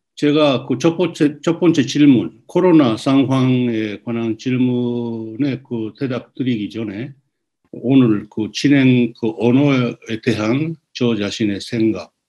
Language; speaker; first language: Korean; early bilingual, other home language; Japanese